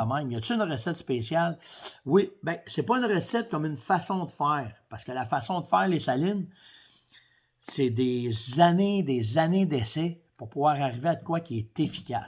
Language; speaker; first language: French; native; French